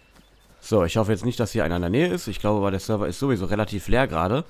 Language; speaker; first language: German; native; German